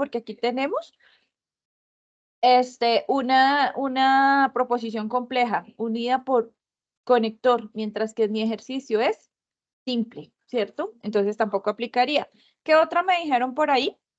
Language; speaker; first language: Spanish; native; Spanish